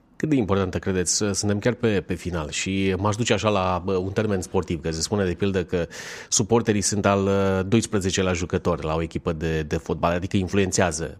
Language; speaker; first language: Romanian; native; Romanian